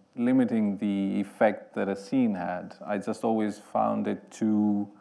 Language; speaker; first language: English; non-native, fluent; Greek